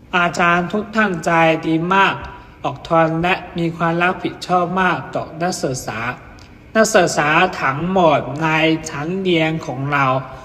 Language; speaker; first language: Thai; non-native, learner; Chinese